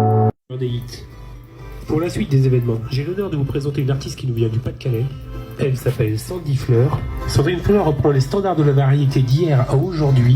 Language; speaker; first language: French; native; French